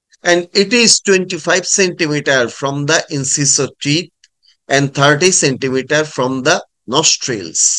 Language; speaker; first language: English; non-native, local second language; Bangla